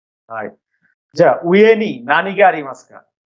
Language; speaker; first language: Japanese; non-native, fluent; Bangla